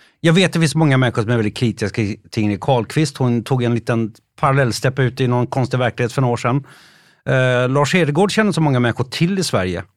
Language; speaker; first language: Swedish; native; Swedish